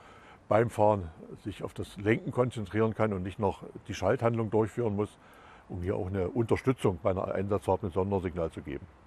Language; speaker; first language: German; native; German